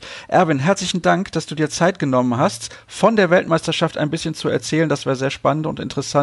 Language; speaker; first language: German; native; German